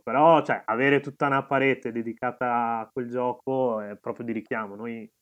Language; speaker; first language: Italian; native; Italian